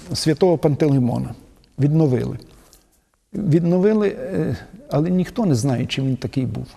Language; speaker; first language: Ukrainian; native; Ukrainian